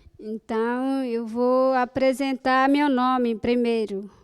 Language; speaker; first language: Portuguese; non-native, local second language; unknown